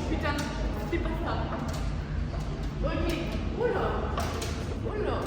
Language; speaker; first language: French; native; French